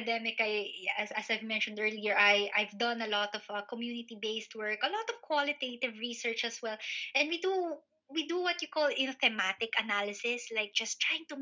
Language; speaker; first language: English; non-native, local second language; Filipino